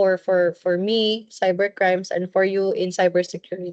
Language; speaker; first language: English; non-native, local second language; Cebuano